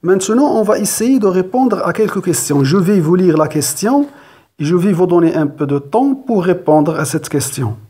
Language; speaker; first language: French; non-native, local second language; Arabic